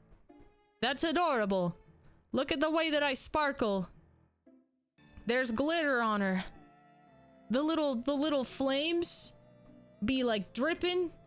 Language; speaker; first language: English; native; English